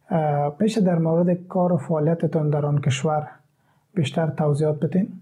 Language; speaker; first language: Persian; native; Persian